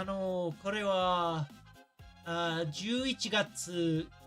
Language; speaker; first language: Japanese; non-native, learner; English